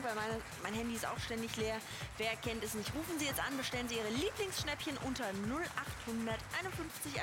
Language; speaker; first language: German; native; German